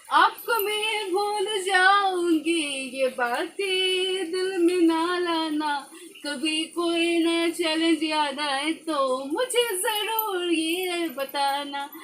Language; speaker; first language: Hindi; non-native, local second language; Bangla